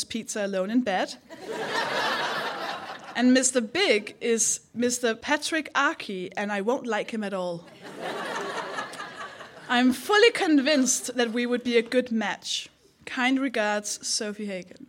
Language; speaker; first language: English; non-native, fluent; Danish